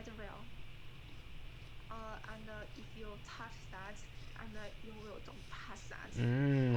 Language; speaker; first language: English; non-native, learner; Chinese